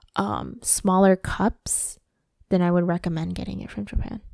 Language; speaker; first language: English; early bilingual, other home language; Japanese